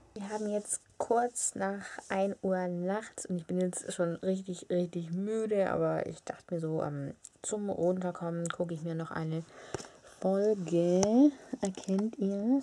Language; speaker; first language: German; native; German